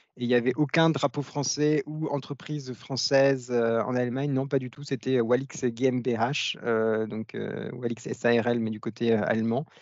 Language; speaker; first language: French; native; French